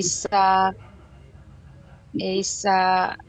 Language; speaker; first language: Korean; non-native, learner; Indonesian